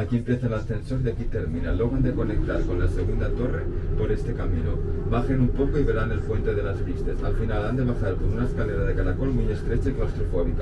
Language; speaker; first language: Spanish; non-native, local second language; Catalan